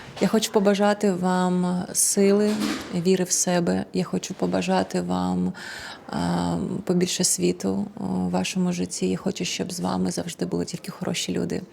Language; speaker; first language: Ukrainian; non-native, local second language; Russian